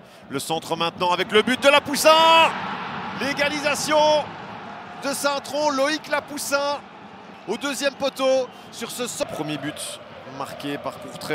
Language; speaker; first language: French; native; French